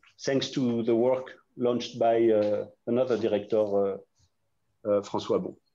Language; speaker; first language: English; non-native, fluent; French